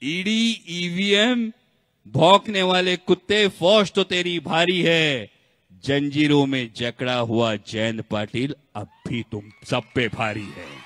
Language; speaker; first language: Hindi; non-native, local second language; Marathi